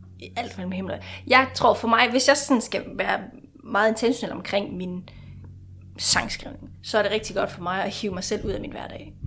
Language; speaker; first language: Danish; non-native, local second language; Faroese